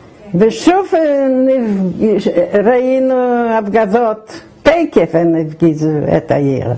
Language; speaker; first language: Hebrew; non-native, fluent; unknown